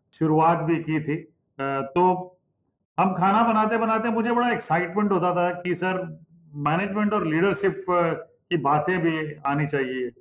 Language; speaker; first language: Hindi; non-native, local second language; Punjabi